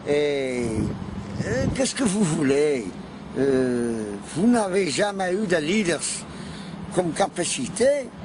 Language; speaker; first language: French; non-native, fluent; Dutch